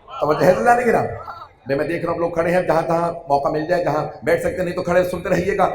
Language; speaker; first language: Urdu; native; Urdu